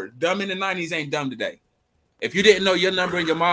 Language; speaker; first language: English; native; English